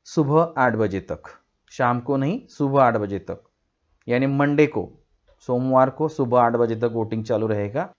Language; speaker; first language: Hindi; non-native, local second language; Marathi